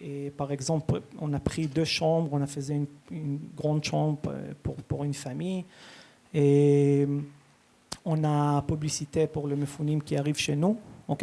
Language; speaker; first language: French; early bilingual, heritage; Hebrew